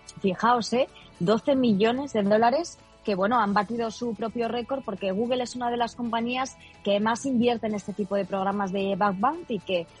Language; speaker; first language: Spanish; native; Spanish